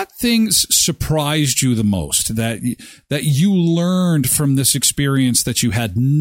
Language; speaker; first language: English; native; English